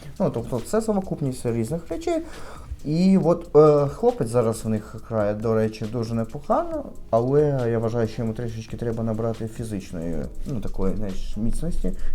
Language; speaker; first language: Ukrainian; non-native, local second language; Russian